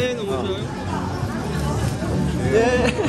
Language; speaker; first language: Korean; non-native, learner; Chinese